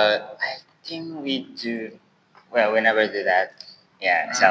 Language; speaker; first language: English; non-native, learner; Indonesian